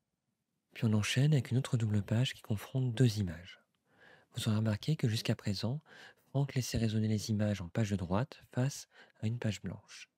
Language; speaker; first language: French; native; French